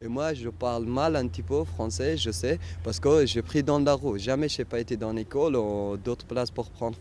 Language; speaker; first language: French; non-native, learner; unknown